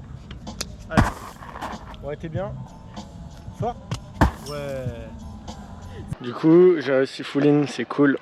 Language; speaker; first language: French; native; French